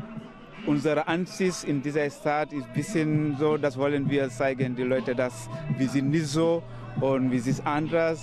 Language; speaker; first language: German; non-native, learner; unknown